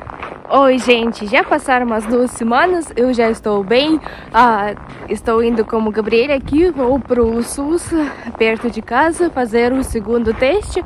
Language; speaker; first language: Portuguese; non-native, fluent; Russian